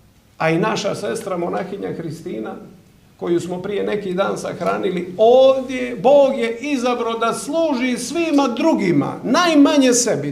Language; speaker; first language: Croatian; native; Croatian